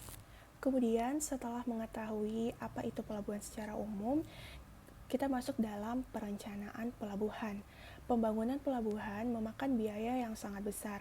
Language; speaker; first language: Indonesian; native; Indonesian